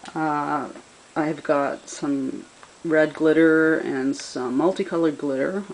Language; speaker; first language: English; native; English